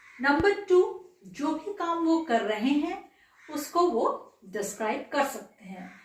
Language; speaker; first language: Hindi; non-native, local second language; Bangla